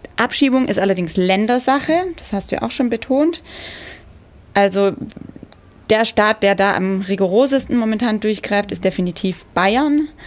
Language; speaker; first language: German; native; German